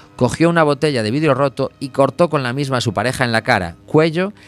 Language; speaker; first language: Spanish; non-native, local second language; Galician